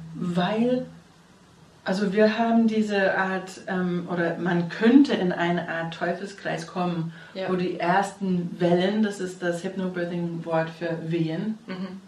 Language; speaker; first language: German; non-native, fluent; English